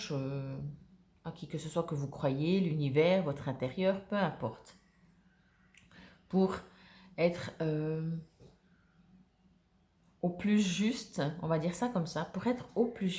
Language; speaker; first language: French; native; French